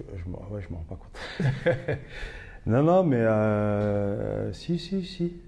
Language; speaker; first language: French; native; French